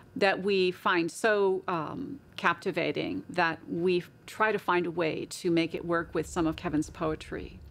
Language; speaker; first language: English; native; English